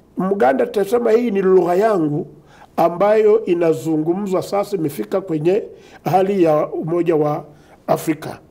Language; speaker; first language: Swahili; non-native, local second language; Kinyarwanda